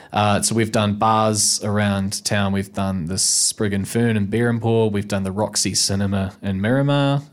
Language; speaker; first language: English; native; English